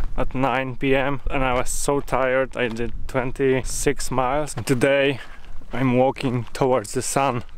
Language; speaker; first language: English; non-native, fluent; Polish